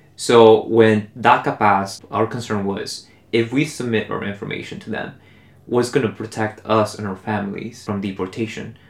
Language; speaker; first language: English; early bilingual, other home language; Spanish